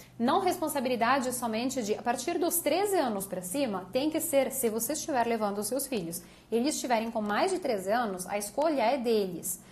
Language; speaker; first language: Portuguese; native; Portuguese